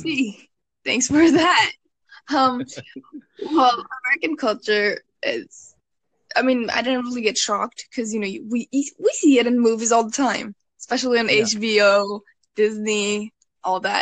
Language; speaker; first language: English; early bilingual, other home language; Bangla